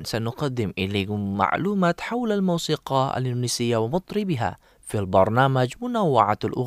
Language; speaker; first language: Arabic; non-native, fluent; Indonesian